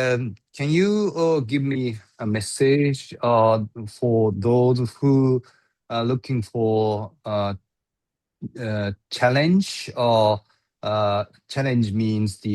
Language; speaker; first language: English; non-native, learner; Japanese